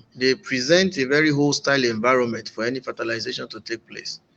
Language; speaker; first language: English; non-native, local second language; Yoruba